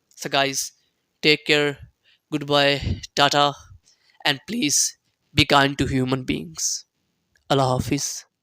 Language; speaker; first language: English; non-native, local second language; Urdu